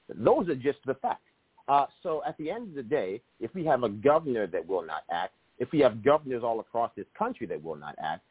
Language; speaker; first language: English; native; English